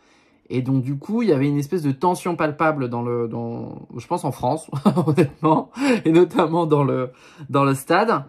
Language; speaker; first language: French; native; French